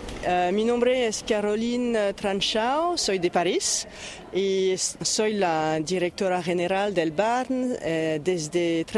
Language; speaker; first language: Spanish; non-native, fluent; French